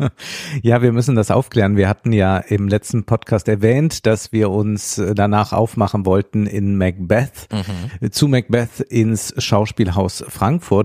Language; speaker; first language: German; native; German